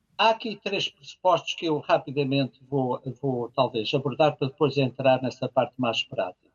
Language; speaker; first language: Portuguese; native; Portuguese